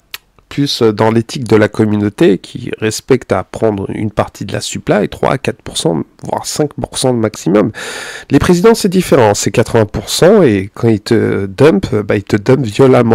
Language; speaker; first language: French; native; French